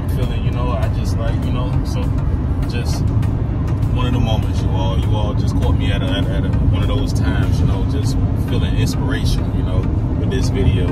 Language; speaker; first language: English; native; English